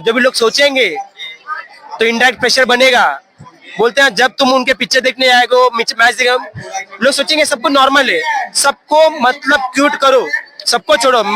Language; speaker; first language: Hindi; non-native, local second language; Tamil